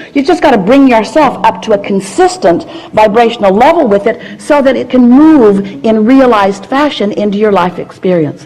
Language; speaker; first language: English; native; English